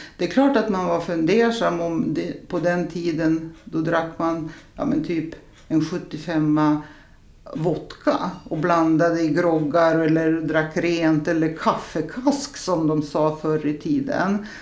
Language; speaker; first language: Swedish; early bilingual, other home language; Serbian